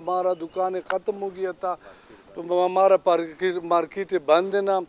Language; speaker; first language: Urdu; non-native, local second language; Pashto